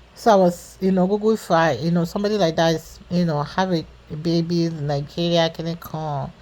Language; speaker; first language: English; non-native, local second language; Yoruba